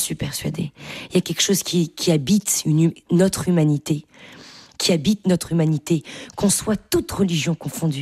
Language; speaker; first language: French; native; French